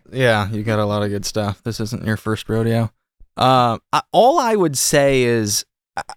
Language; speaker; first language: English; native; English